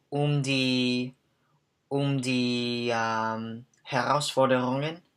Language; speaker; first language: German; non-native, learner; English